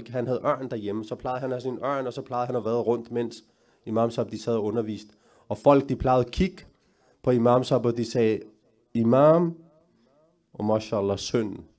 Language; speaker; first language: Danish; early bilingual, other home language; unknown